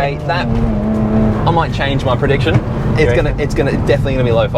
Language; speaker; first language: English; native; English